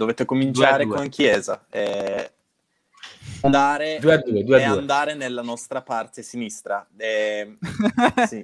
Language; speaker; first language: Italian; non-native, fluent; Turkish